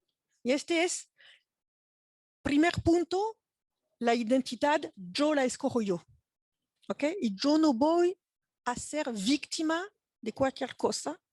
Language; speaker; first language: Spanish; non-native, fluent; French